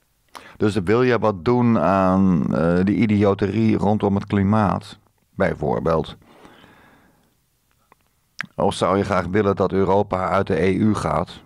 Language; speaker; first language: Dutch; native; Dutch